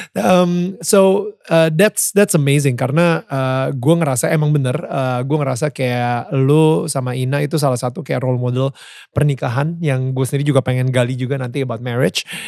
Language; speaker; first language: Indonesian; native; Indonesian